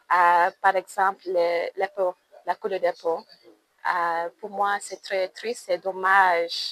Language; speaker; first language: French; non-native, learner; English